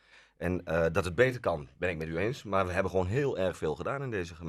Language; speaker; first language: Dutch; native; Dutch